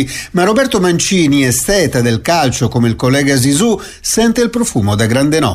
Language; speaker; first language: Italian; native; Italian